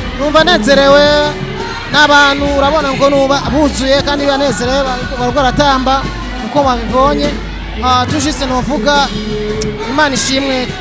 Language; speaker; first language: Rundi; non-native, local second language; Swahili